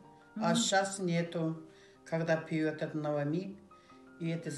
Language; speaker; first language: Russian; non-native, local second language; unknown